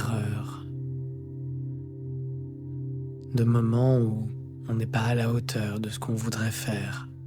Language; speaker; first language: French; native; French